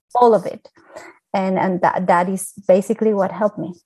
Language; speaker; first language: English; non-native, fluent; Spanish